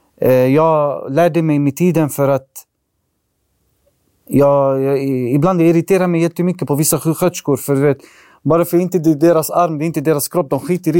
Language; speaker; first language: Swedish; early bilingual, other home language; Arabic